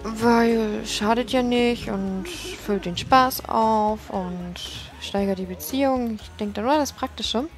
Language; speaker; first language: German; native; German